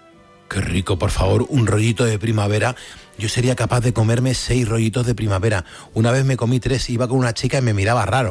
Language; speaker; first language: Spanish; native; Spanish